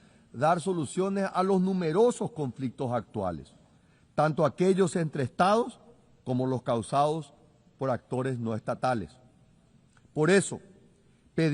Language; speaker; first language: Spanish; native; Spanish